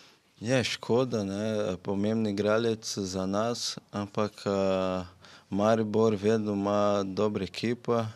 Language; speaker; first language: Slovenian; non-native, learner; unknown